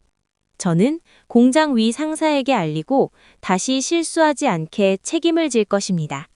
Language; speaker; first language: Korean; non-native, learner; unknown